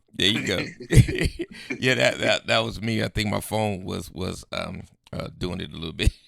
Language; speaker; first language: English; native; English